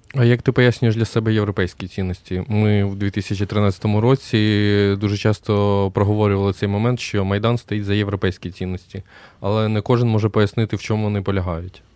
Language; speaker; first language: Ukrainian; native; Ukrainian